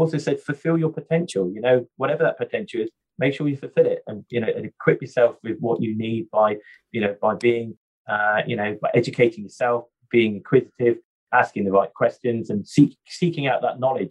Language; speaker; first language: English; native; English